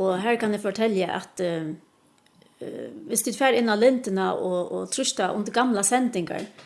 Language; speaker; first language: Danish; non-native, local second language; Faroese